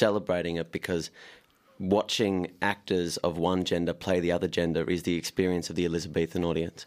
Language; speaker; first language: English; native; English